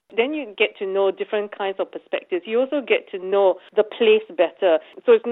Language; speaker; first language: English; native; English